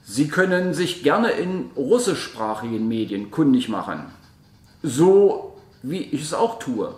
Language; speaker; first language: German; native; German